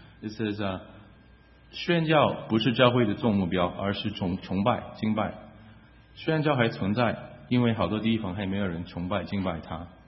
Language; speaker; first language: Chinese; non-native, fluent; English